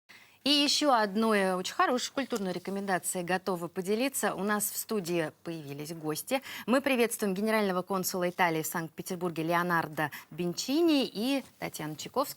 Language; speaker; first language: Russian; native; Russian